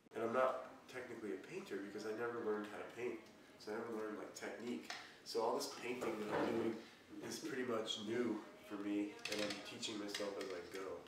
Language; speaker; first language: English; native; English